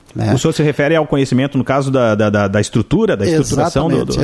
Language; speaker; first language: Portuguese; native; Portuguese